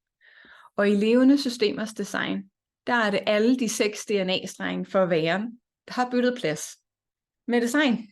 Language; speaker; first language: Danish; native; Danish